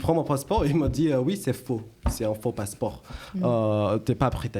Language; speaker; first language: French; non-native, learner; English